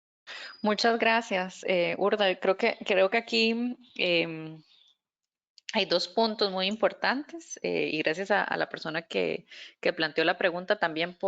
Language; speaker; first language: Spanish; native; Spanish